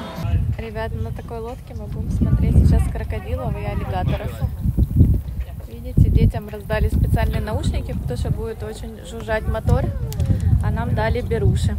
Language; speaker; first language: Russian; native; Russian